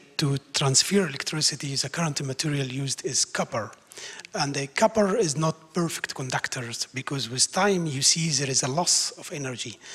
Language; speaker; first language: English; non-native, fluent; Arabic